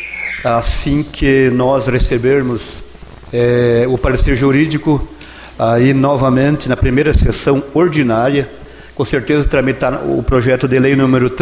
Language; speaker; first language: Portuguese; native; Portuguese